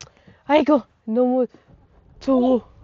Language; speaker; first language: Korean; non-native, learner; Filipino